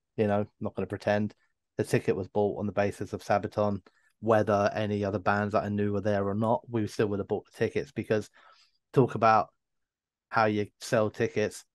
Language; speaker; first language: English; native; English